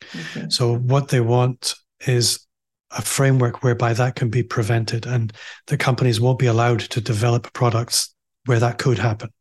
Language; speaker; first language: English; native; English